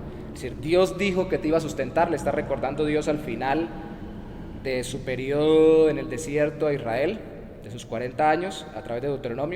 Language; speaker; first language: Spanish; native; Spanish